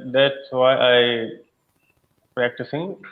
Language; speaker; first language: English; non-native, learner; Hindi